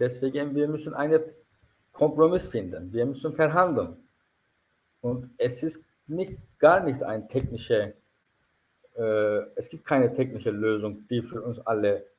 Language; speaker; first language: German; non-native, fluent; Turkish